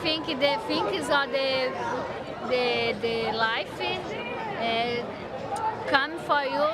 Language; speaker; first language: English; non-native, learner; Portuguese